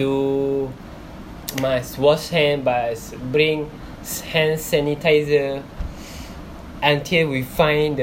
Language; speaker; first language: English; non-native, local second language; Malay